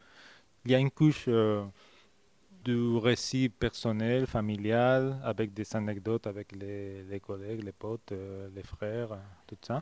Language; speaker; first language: French; non-native, fluent; Spanish